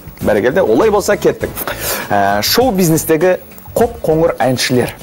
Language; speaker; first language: Kazakh; native; Kazakh